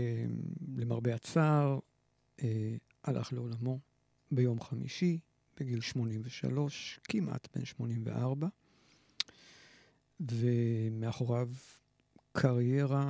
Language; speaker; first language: Hebrew; native; Hebrew